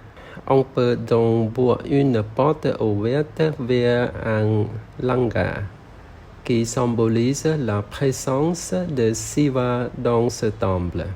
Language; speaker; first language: French; non-native, learner; Khmer